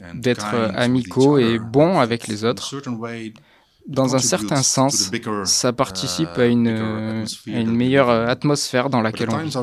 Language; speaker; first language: French; non-native, fluent; Dutch